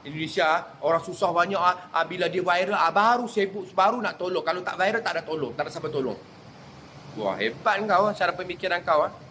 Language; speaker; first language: Malay; native; Malay